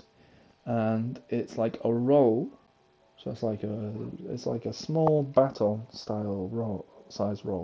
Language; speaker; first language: English; native; English